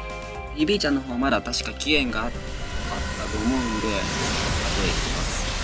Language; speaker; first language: Japanese; native; Japanese